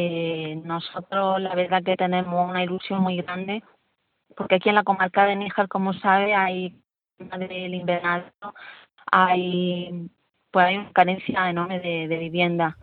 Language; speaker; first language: Spanish; native; Spanish